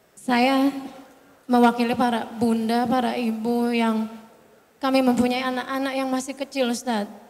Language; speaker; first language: Indonesian; native; Indonesian